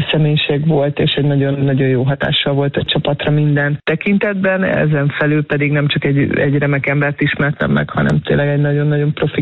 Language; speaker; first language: Hungarian; native; Hungarian